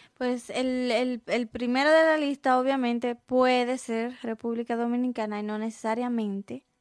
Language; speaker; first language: Spanish; native; Spanish